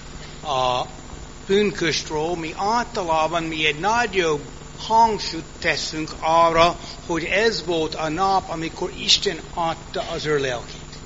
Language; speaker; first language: Hungarian; early bilingual, heritage; English